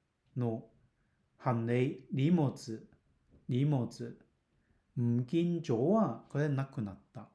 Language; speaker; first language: Japanese; non-native, fluent; Cantonese